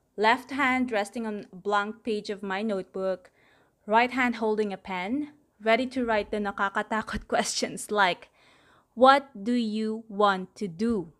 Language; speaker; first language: English; non-native, local second language; Filipino